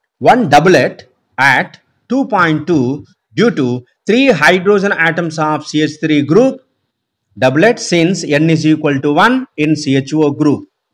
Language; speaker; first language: English; non-native, local second language; Telugu